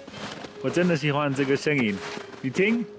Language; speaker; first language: Chinese; non-native, learner; German